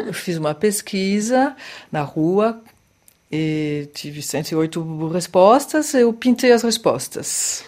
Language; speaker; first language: Portuguese; non-native, fluent; French